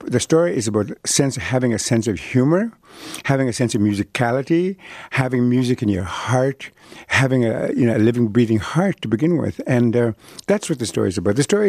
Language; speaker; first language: English; non-native, fluent; Cree